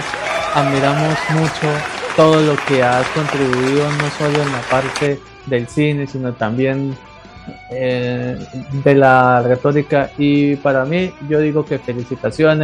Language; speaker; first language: Spanish; native; Spanish